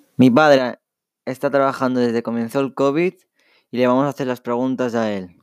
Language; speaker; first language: Spanish; early bilingual, other home language; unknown